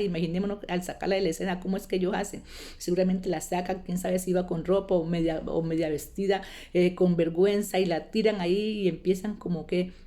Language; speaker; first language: Spanish; native; Spanish